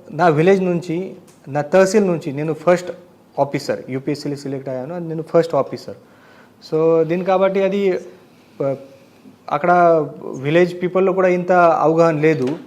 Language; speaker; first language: Telugu; non-native, learner; Marathi